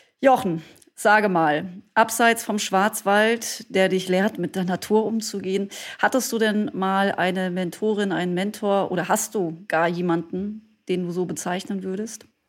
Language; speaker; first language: German; native; German